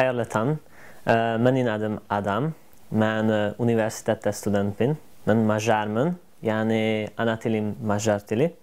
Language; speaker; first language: Kazakh; non-native, learner; Hungarian